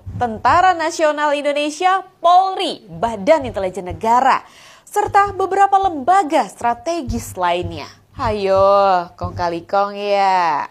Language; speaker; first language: Indonesian; native; Indonesian